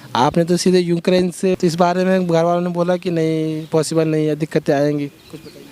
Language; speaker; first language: Hindi; native; Hindi